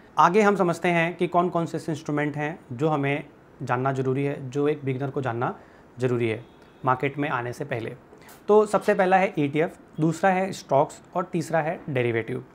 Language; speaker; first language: Hindi; native; Hindi